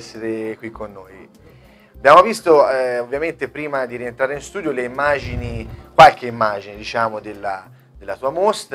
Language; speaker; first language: Italian; native; Italian